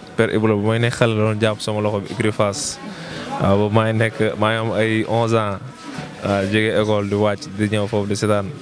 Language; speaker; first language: Wolof; native; Wolof